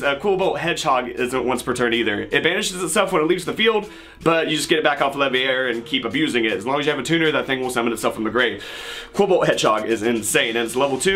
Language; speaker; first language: English; native; English